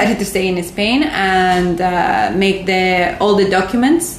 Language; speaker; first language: English; non-native, fluent; Spanish